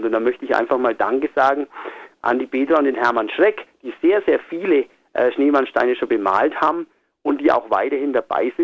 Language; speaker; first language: German; native; German